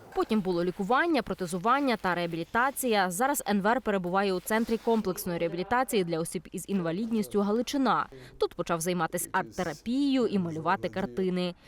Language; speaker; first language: Ukrainian; native; Ukrainian